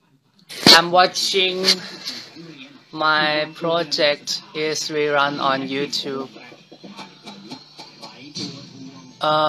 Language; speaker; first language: English; non-native, learner; Thai